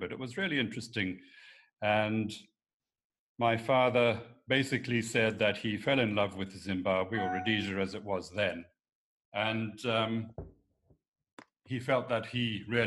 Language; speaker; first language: English; native; English